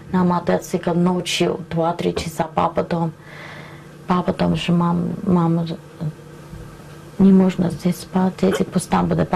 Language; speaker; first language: Russian; non-native, local second language; Armenian